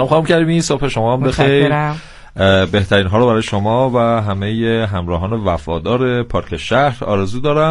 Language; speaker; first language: Persian; native; Persian